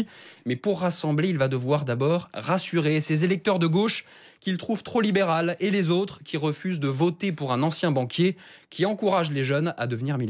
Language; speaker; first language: French; native; French